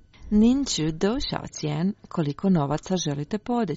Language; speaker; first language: Croatian; native; Croatian